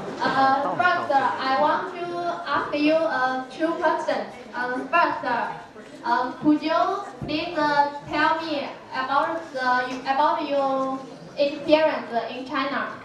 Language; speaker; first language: English; non-native, learner; Chinese